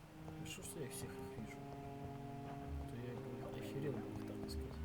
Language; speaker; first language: Russian; native; Russian